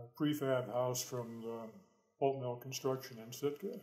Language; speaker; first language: English; native; English